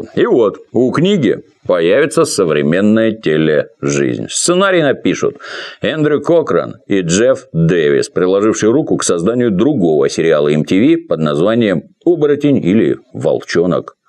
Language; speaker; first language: Russian; native; Russian